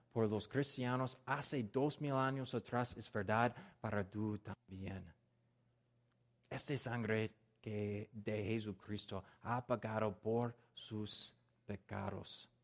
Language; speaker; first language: Spanish; non-native, learner; English